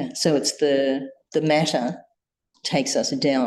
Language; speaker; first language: English; native; English